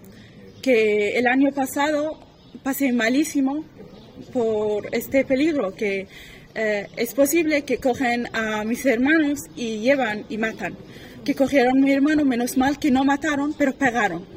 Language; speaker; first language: Spanish; non-native, learner; Persian